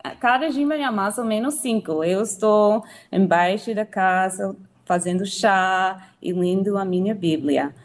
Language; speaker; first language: Portuguese; non-native, learner; English